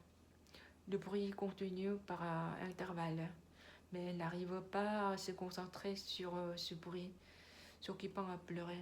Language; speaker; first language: French; non-native, learner; Korean